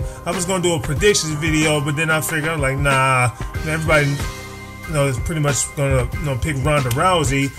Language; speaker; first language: English; native; English